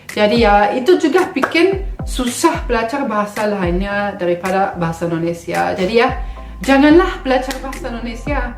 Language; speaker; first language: Indonesian; non-native, fluent; German